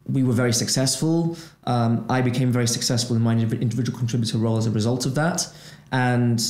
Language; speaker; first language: English; non-native, fluent; Portuguese